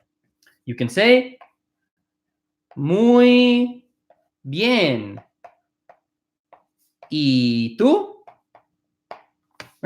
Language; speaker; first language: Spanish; non-native, fluent; English